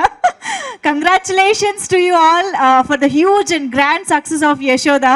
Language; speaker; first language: Telugu; native; Telugu